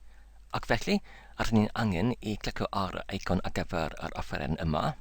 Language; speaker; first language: Welsh; non-native, learner; English